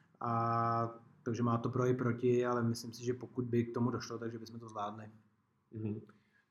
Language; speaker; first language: Czech; native; Czech